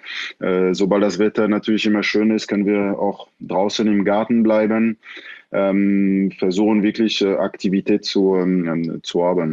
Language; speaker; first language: German; non-native, fluent; French